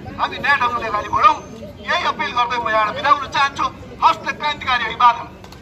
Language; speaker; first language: Nepali; native; Nepali